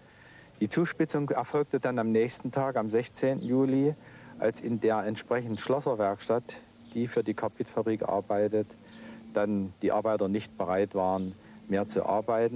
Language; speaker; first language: German; native; German